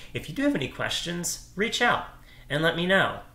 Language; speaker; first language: English; native; English